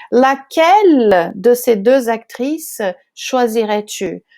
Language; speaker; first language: French; non-native, fluent; Portuguese